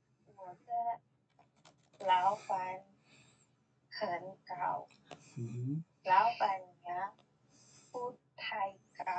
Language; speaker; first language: Chinese; non-native, learner; Indonesian